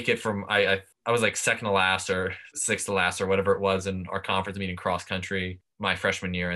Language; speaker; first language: English; native; English